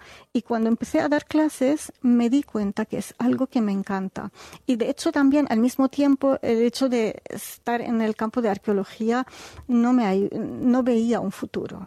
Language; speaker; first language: Spanish; non-native, fluent; Arabic